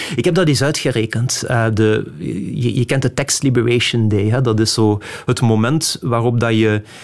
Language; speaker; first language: Dutch; native; Dutch